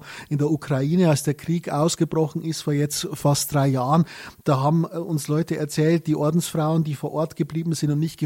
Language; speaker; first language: German; native; German